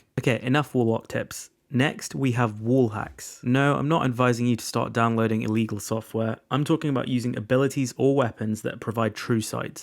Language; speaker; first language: English; native; English